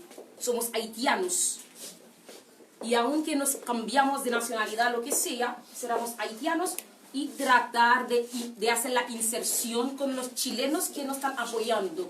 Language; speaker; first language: Spanish; non-native, fluent; Haitian Creole